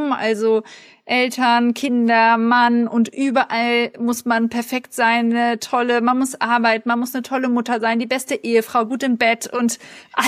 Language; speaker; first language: German; native; German